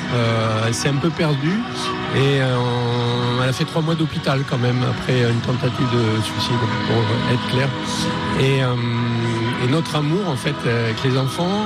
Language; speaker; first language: French; native; French